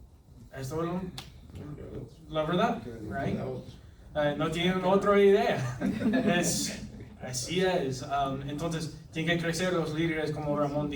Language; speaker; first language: Spanish; non-native, learner; English